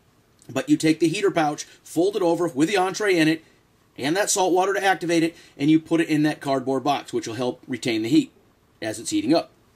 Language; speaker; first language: English; native; English